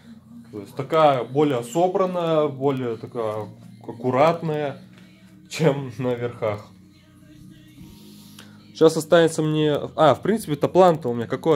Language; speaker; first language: Russian; native; Russian